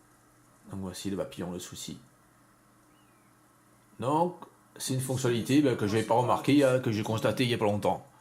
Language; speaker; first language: French; native; French